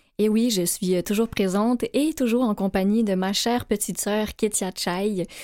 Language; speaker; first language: French; native; French